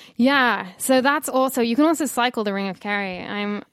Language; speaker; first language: English; native; English